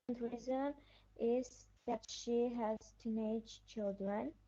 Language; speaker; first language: English; non-native, learner; Armenian